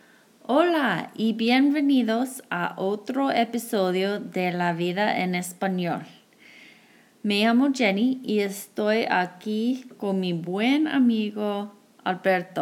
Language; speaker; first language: Spanish; non-native, fluent; English